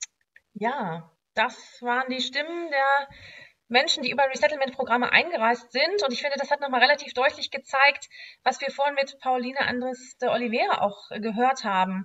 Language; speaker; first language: German; native; German